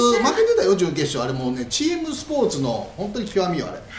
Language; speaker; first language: Japanese; native; Japanese